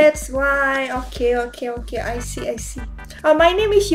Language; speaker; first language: English; non-native, learner; Indonesian